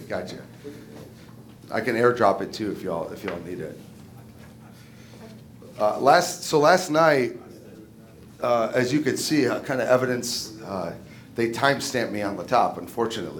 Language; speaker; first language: English; native; English